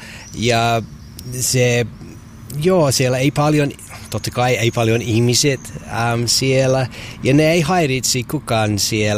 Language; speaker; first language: Finnish; non-native, learner; English